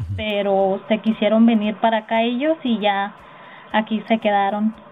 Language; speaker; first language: Spanish; early bilingual, heritage; Spanish